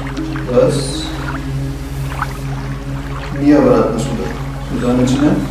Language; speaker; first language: Russian; non-native, learner; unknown